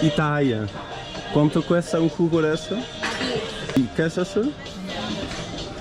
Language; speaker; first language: Spanish; non-native, learner; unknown